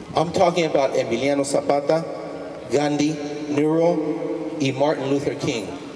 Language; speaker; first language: English; early bilingual, other home language; Spanish